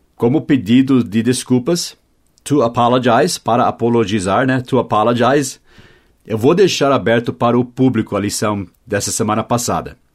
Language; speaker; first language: Portuguese; non-native, fluent; English